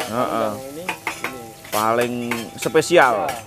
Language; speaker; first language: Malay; non-native, local second language; Javanese